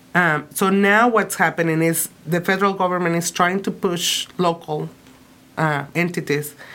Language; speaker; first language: English; early bilingual, other home language; Spanish